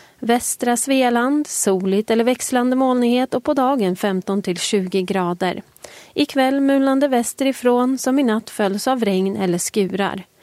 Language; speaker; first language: Swedish; native; Swedish